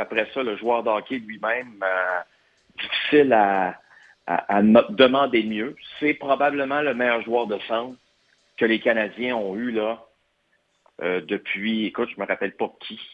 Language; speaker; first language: French; native; French